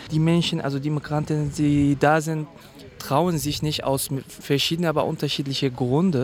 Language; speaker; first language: German; non-native, fluent; Kurdish